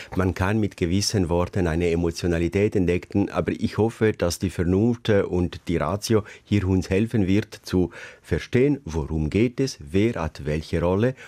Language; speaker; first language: German; non-native, local second language; Italian